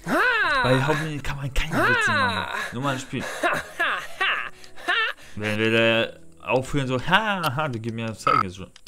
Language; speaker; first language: German; non-native, learner; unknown